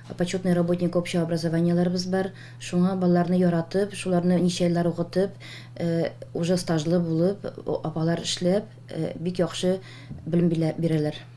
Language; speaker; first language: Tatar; native; Tatar